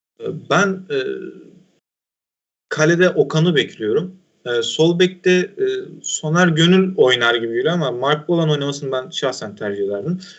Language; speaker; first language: Turkish; native; Turkish